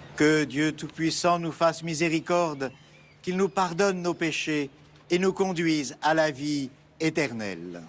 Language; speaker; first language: French; native; French